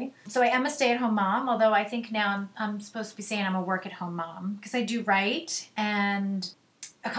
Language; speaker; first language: English; native; English